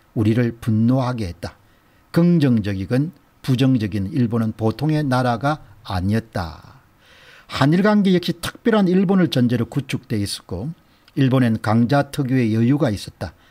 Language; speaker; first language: Korean; native; Korean